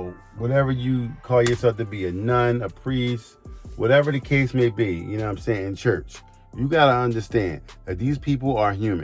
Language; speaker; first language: English; native; English